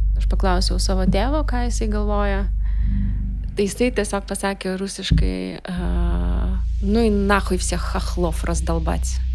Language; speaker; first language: Lithuanian; non-native, local second language; Russian